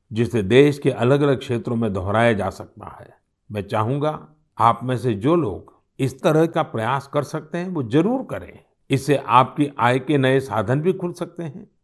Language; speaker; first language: Hindi; non-native, local second language; Gujarati